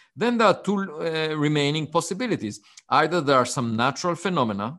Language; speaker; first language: English; non-native, fluent; Hebrew